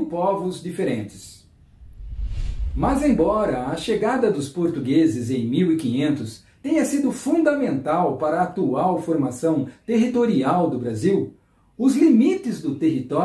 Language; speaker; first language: Portuguese; native; Portuguese